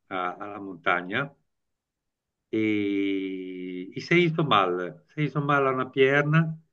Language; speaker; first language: Spanish; non-native, learner; Italian